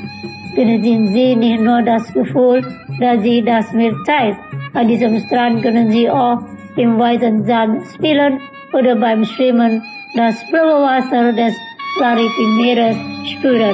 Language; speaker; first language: German; non-native, learner; Indonesian